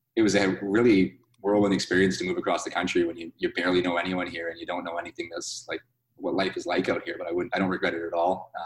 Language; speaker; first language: English; native; English